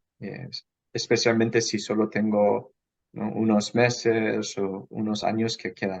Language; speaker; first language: Spanish; non-native, fluent; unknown